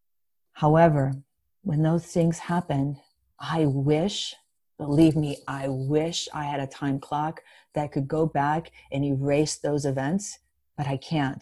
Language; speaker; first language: English; non-native, fluent; Greek